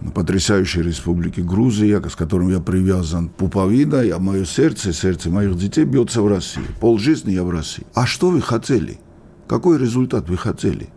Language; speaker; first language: Russian; non-native, local second language; Georgian